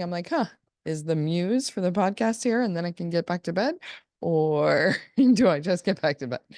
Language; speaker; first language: English; native; English